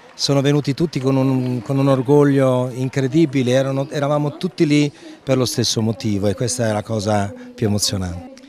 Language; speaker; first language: Italian; native; Italian